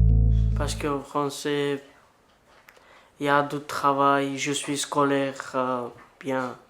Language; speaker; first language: French; non-native, learner; Bulgarian